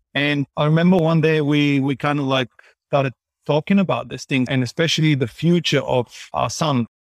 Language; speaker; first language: English; non-native, fluent; Bulgarian